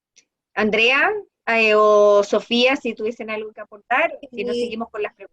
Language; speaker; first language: Spanish; native; Spanish